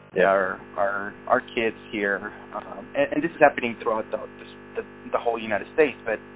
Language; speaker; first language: English; early bilingual, other home language; Spanish